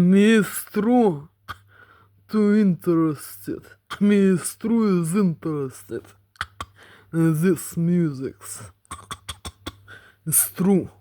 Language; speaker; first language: English; non-native, learner; Russian